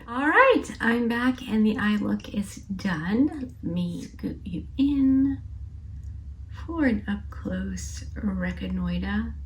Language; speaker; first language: English; native; English